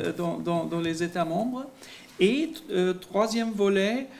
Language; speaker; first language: French; non-native, fluent; German